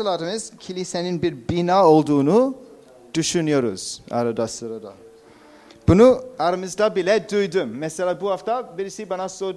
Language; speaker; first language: Turkish; non-native, fluent; English